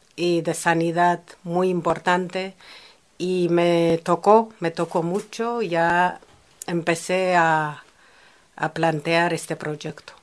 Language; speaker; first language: Spanish; non-native, fluent; Amharic